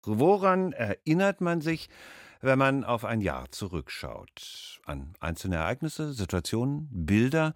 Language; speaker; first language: German; native; German